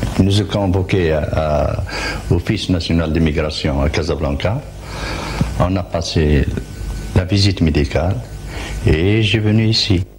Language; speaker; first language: French; non-native, local second language; Arabic